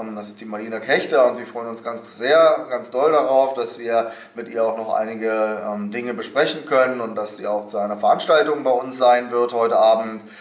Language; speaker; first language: German; native; German